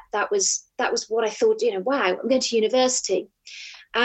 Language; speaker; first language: English; native; English